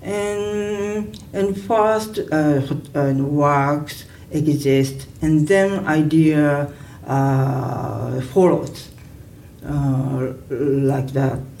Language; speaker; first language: English; non-native, learner; Japanese